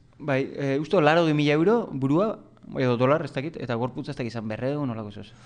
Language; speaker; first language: Basque; native; Basque